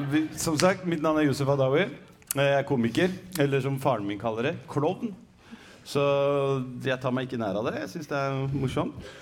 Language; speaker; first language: Norwegian; early bilingual, other home language; Arabic